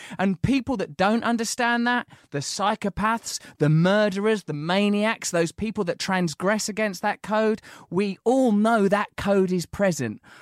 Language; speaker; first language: English; native; English